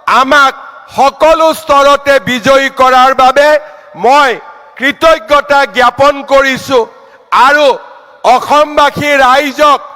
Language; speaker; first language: Assamese; native; Assamese